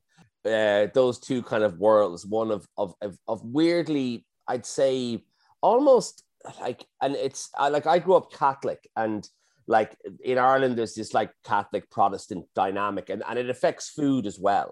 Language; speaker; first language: English; native; English